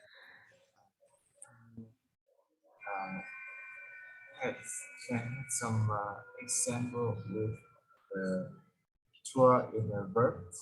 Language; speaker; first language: English; non-native, learner; Vietnamese